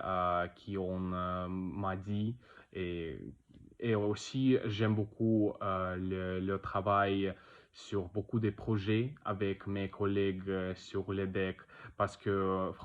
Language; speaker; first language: French; non-native, learner; Russian